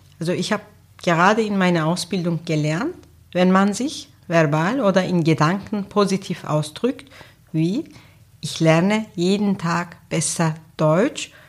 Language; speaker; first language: German; non-native, fluent; Turkish